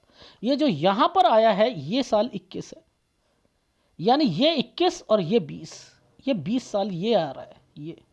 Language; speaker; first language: Hindi; native; Hindi